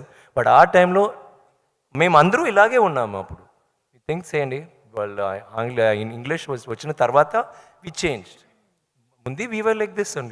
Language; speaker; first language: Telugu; non-native, learner; Tamil